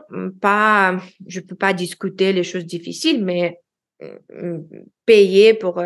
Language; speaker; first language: French; non-native, learner; Russian